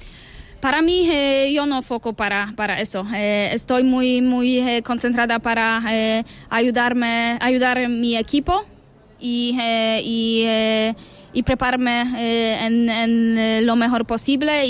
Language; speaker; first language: Spanish; non-native, learner; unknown